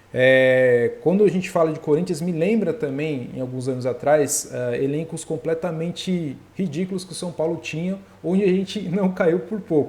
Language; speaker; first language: Portuguese; native; Portuguese